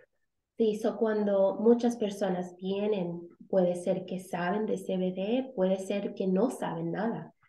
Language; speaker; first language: Spanish; early bilingual, heritage; Spanish